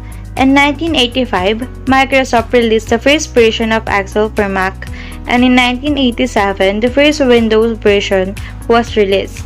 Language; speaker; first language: English; non-native, local second language; Filipino